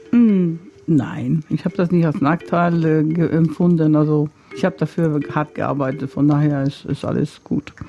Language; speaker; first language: German; non-native, fluent; English